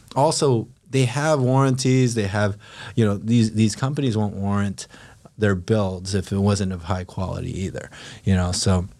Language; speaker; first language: English; non-native, local second language; Filipino